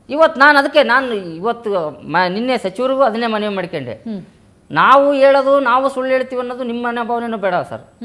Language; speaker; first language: Kannada; native; Kannada